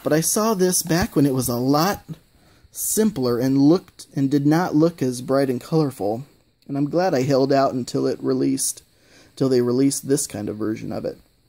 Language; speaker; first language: English; native; English